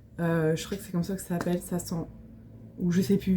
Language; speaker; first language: French; native; French